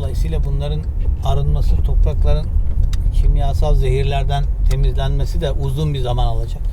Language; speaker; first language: Turkish; native; Turkish